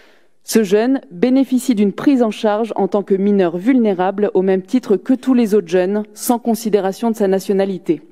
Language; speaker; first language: French; native; French